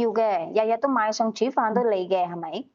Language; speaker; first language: Cantonese; native; Cantonese